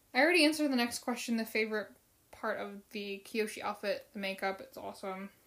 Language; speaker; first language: English; early bilingual, other home language; Filipino